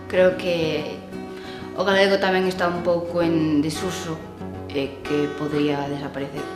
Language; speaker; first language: Galician; non-native, local second language; Spanish